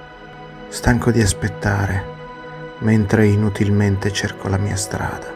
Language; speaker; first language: Italian; native; Italian